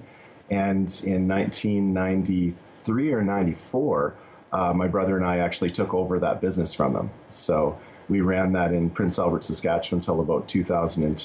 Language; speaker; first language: English; native; English